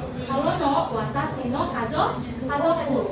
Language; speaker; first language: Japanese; non-native, learner; Indonesian